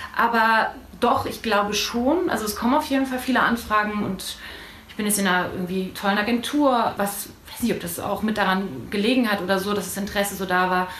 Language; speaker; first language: German; native; German